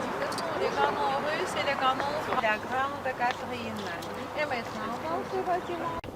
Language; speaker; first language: French; non-native, fluent; Russian